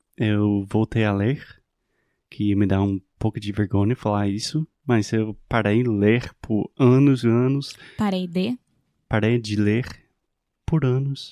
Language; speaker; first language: Portuguese; non-native, fluent; English